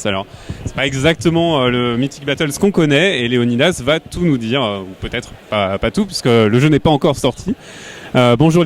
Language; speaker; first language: French; native; French